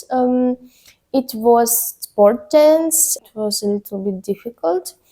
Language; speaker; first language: English; non-native, learner; Ukrainian